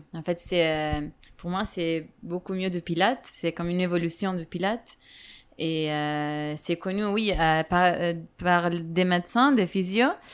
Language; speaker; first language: French; non-native, fluent; Italian